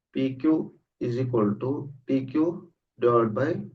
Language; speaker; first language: English; non-native, local second language; Kannada